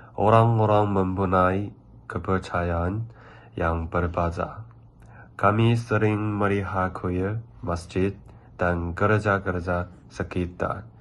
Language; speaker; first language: Indonesian; non-native, learner; Chinese